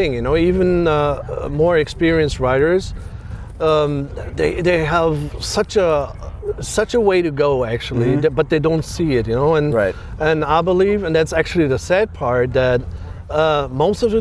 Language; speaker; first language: English; non-native, fluent; German